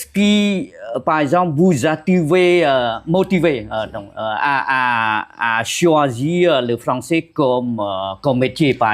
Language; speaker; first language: French; non-native, fluent; Khmer